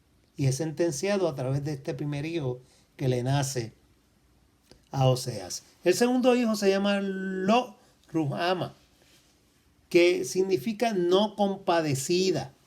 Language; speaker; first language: Spanish; native; Spanish